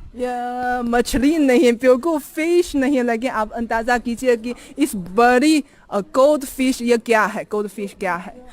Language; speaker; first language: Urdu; non-native, fluent; Chinese